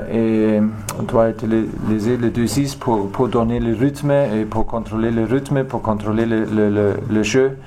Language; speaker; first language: French; non-native, learner; German